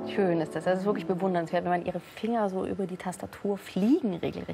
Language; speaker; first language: German; native; German